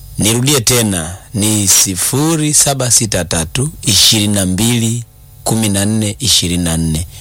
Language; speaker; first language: Swahili; native; Swahili